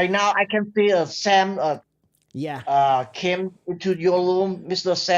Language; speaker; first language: English; non-native, learner; Thai